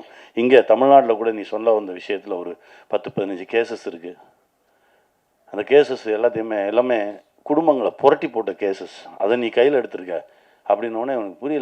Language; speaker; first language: Tamil; native; Tamil